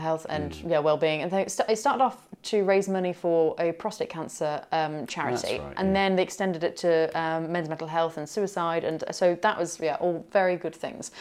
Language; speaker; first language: English; native; English